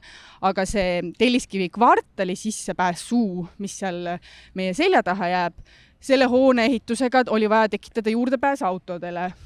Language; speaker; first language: Estonian; native; Estonian